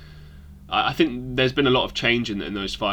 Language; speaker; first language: English; native; English